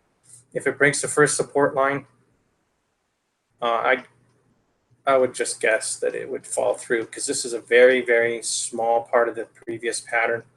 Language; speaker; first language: English; native; English